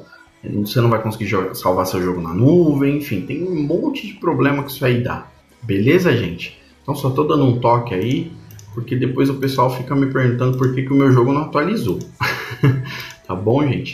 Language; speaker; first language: Portuguese; native; Portuguese